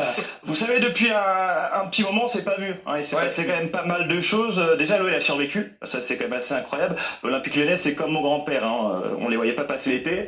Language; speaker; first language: French; native; French